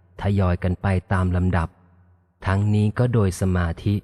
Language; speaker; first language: Thai; native; Thai